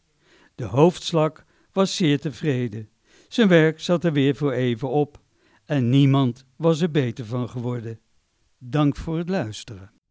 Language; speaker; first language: Dutch; native; Dutch